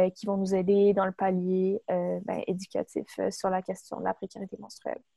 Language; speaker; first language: French; native; French